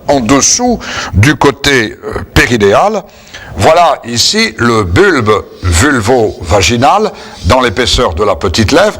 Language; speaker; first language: French; native; French